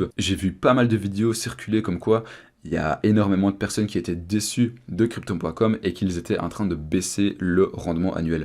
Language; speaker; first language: French; native; French